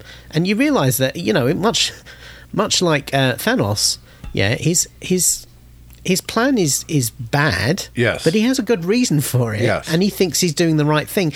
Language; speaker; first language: English; native; English